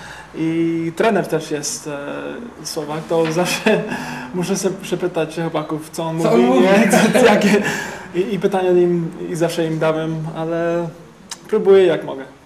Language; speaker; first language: Polish; early bilingual, heritage; English